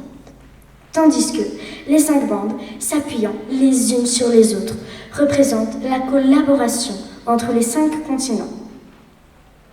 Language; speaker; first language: French; native; French